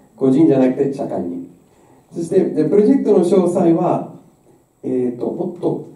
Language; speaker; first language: Japanese; non-native, fluent; Spanish